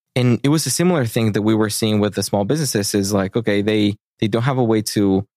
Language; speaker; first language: English; early bilingual, other home language; Spanish